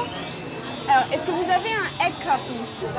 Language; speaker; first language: French; native; French